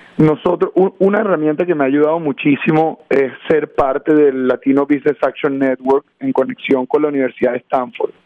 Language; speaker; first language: Spanish; native; Spanish